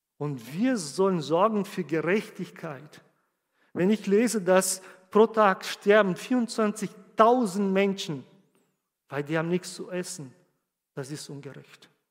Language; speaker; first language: German; non-native, fluent; Portuguese